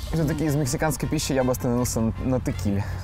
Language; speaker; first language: Russian; native; Russian